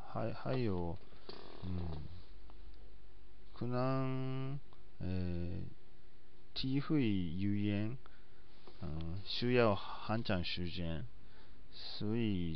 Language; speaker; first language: Chinese; non-native, learner; Japanese